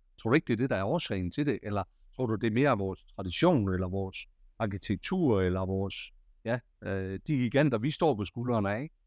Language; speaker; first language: Danish; native; Danish